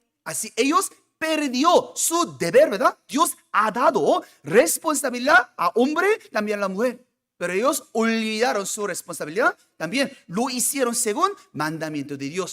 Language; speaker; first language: Spanish; non-native, fluent; Korean